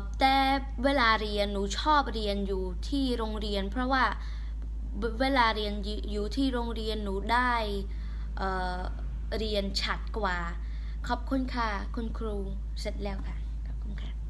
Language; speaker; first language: Thai; non-native, learner; Khmer